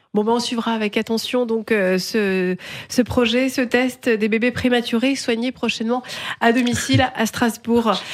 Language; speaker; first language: French; native; French